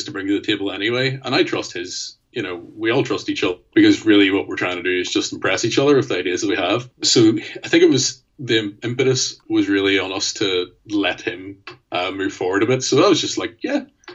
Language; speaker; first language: English; native; English